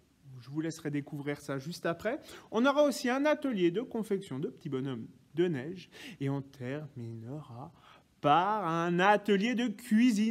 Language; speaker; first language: French; native; French